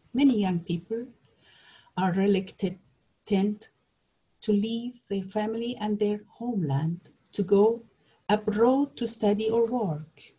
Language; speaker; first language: English; non-native, learner; Persian